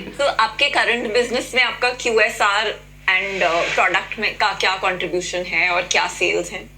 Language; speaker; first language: Hindi; native; Hindi